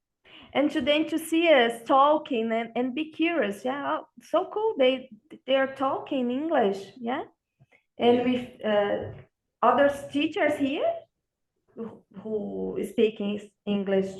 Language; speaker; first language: English; non-native, learner; Portuguese